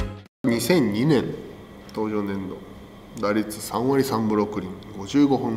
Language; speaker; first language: Japanese; native; Japanese